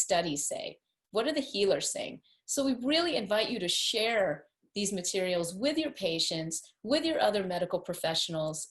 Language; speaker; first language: English; native; English